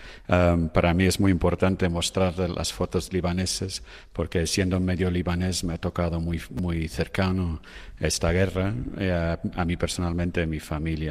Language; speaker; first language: Spanish; non-native, fluent; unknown